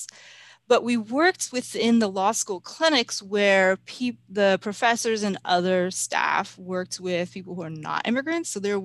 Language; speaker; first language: English; native; English